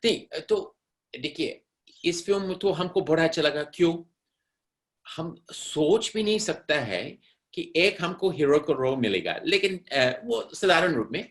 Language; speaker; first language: Hindi; non-native, fluent; English